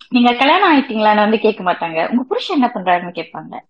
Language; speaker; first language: Tamil; early bilingual, heritage; Tamil